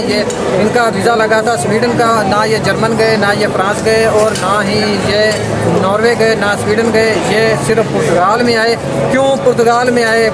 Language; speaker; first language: Urdu; non-native, local second language; Punjabi